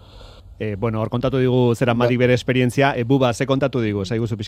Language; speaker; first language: Basque; native; Basque